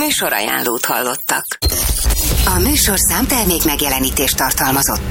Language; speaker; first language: Hungarian; native; Hungarian